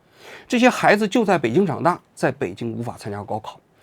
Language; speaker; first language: Chinese; native; Chinese